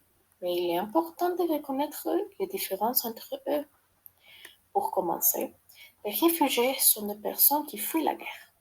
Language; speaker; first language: French; non-native, learner; Spanish